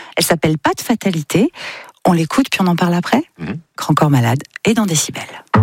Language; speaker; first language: French; native; French